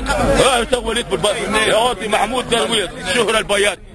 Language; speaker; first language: Arabic; native; Arabic